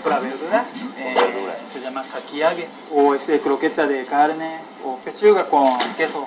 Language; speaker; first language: Spanish; non-native, fluent; Japanese